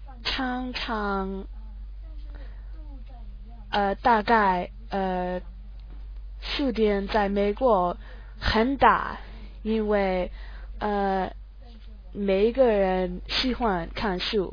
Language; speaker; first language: Chinese; non-native, learner; English